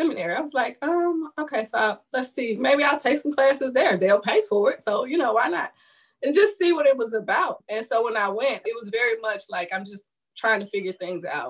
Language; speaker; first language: English; native; English